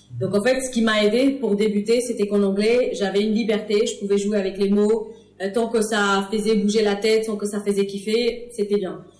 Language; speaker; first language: French; non-native, fluent; English